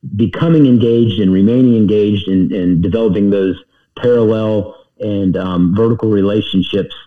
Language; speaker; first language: English; native; English